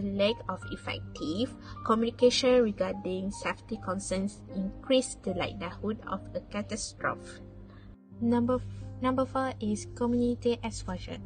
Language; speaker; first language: English; non-native, local second language; Malay